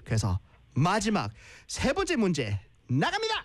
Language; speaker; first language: Korean; native; Korean